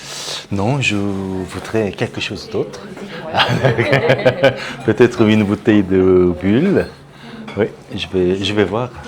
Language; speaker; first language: French; non-native, fluent; Korean